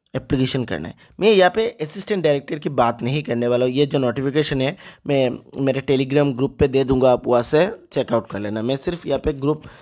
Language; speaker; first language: Hindi; non-native, local second language; Bangla